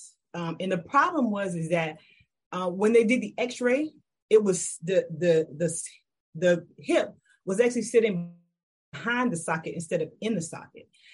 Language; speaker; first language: English; native; English